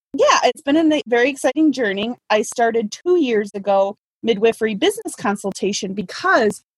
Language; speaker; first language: English; native; English